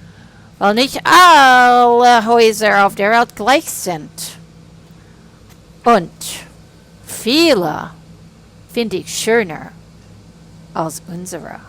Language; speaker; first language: German; non-native, fluent; English